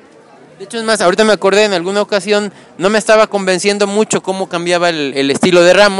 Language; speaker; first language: Spanish; native; Spanish